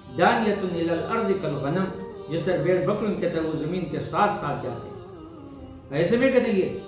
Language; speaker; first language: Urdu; non-native, local second language; Pashto